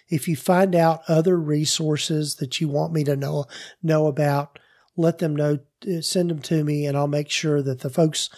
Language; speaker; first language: English; native; English